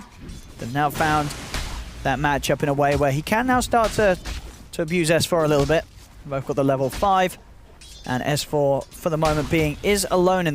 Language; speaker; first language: English; native; English